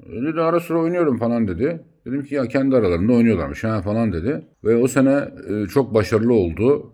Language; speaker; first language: Turkish; native; Turkish